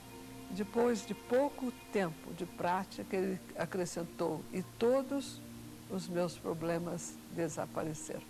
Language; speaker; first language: Portuguese; native; Portuguese